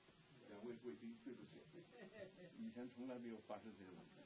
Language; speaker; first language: Chinese; native; Chinese